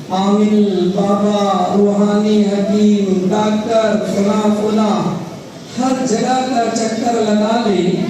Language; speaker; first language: Urdu; native; Urdu